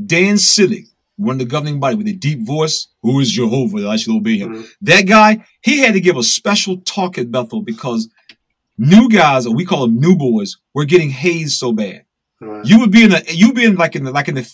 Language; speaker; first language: English; native; English